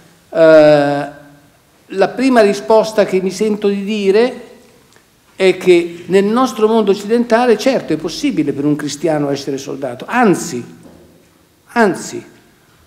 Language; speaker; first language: Italian; native; Italian